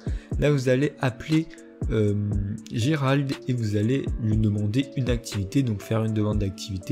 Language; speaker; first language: French; native; French